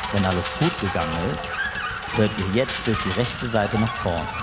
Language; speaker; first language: German; native; German